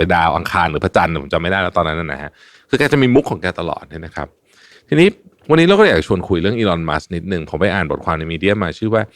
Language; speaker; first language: Thai; native; Thai